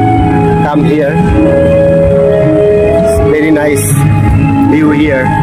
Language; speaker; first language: English; non-native, learner; Bangla